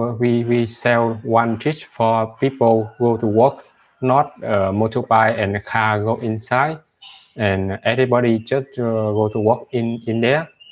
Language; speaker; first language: English; non-native, learner; Vietnamese